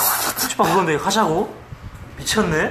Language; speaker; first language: Korean; native; Korean